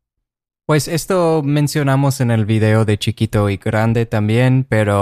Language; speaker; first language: Spanish; non-native, fluent; English